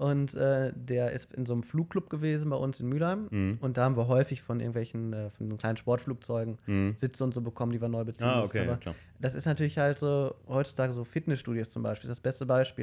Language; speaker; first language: German; native; German